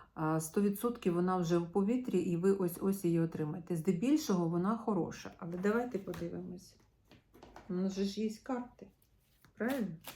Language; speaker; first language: Ukrainian; non-native, local second language; Russian